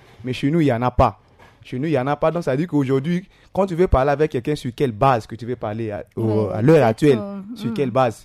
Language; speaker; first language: French; non-native, local second language; Sango